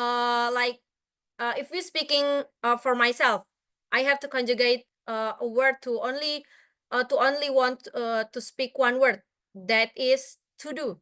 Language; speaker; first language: English; non-native, fluent; Indonesian